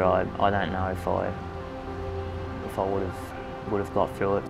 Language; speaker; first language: English; native; English